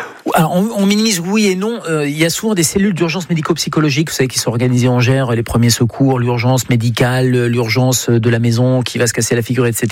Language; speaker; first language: French; native; French